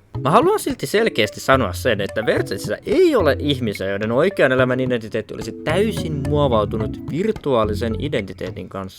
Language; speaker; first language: Finnish; native; Finnish